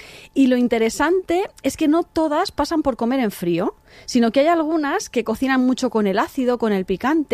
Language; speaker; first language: Spanish; native; Spanish